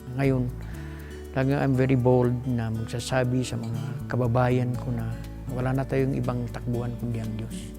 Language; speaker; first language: Filipino; non-native, local second language; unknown